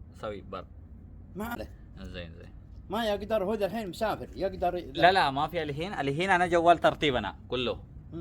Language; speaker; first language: Arabic; non-native, learner; Malayalam